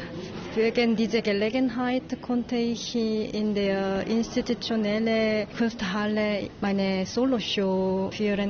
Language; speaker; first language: German; non-native, learner; Korean